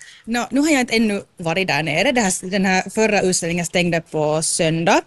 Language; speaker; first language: Swedish; native; Swedish